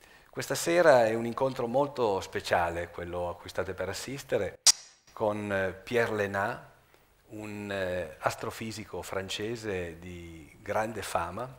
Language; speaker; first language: Italian; native; Italian